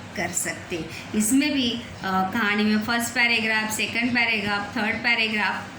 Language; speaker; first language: Hindi; non-native, local second language; Marathi